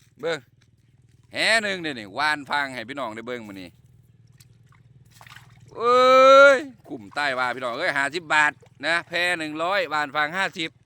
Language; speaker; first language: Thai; non-native, local second language; Lao